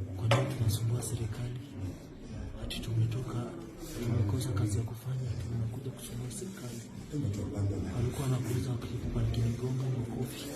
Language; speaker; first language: Swahili; native; Swahili